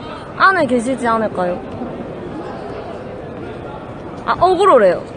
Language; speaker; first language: Korean; native; Korean